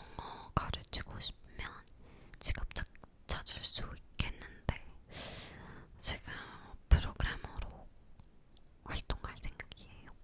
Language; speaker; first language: Korean; non-native, learner; English